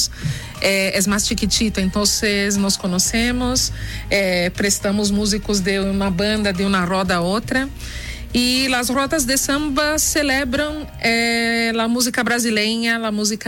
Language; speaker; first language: Spanish; non-native, fluent; Portuguese